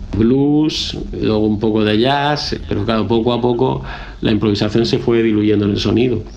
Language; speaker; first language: Spanish; native; Spanish